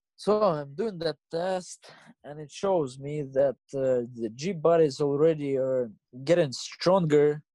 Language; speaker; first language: English; non-native, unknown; Russian